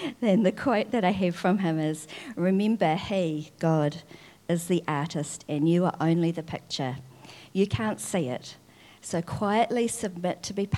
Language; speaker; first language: English; native; English